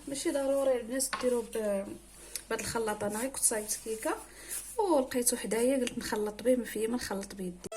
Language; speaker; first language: Arabic; native; Arabic